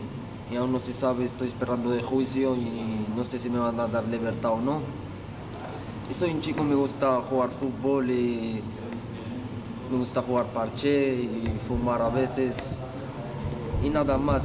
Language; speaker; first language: Spanish; early bilingual, other home language; Arabic